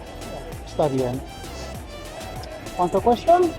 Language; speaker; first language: Spanish; non-native, learner; English